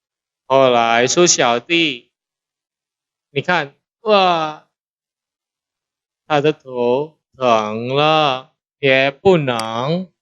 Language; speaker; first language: Chinese; non-native, fluent; Indonesian